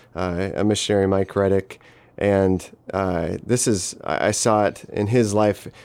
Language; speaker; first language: English; native; English